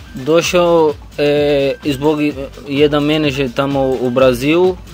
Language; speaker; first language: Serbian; non-native, learner; Portuguese